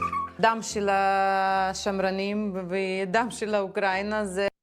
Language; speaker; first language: Hebrew; non-native, fluent; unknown